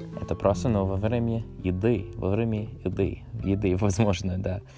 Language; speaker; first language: Russian; non-native, learner; English